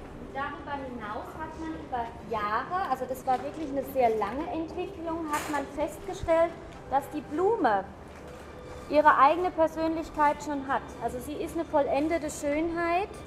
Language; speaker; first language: German; native; German